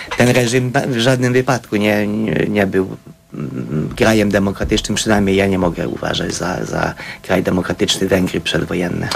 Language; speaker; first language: Polish; non-native, fluent; Hungarian